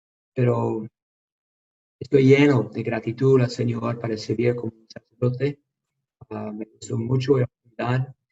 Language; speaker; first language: Spanish; non-native, fluent; English